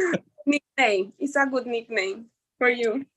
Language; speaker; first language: English; non-native, learner; Spanish